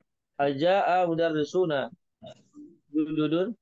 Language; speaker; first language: Arabic; non-native, fluent; Indonesian